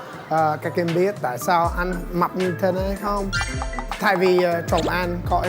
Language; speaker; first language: Vietnamese; non-native, learner; English